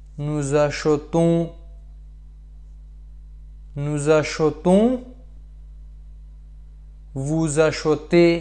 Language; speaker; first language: French; non-native, fluent; Pashto